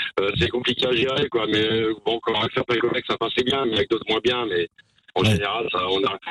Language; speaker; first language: French; native; French